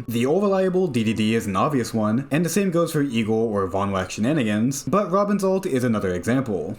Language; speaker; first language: English; native; English